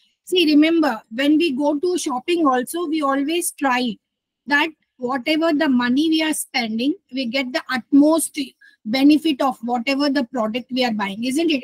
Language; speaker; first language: English; non-native, local second language; Telugu